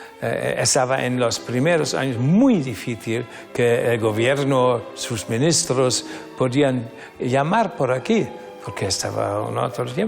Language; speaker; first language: Spanish; non-native, learner; German